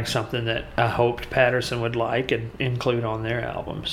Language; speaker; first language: English; native; English